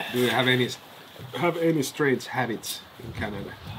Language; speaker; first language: English; non-native, fluent; Finnish